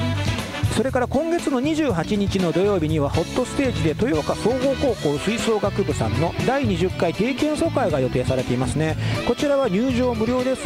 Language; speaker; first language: Japanese; native; Japanese